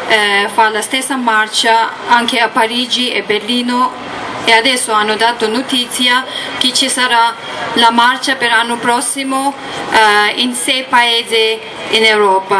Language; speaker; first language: Italian; non-native, learner; Tibetan